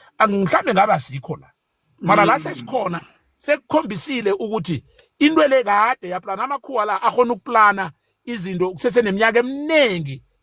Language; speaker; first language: Zulu; non-native, local second language; South Ndebele